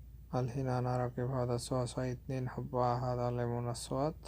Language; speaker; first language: Arabic; non-native, learner; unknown